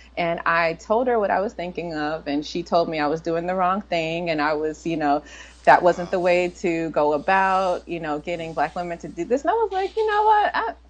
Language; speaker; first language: English; native; English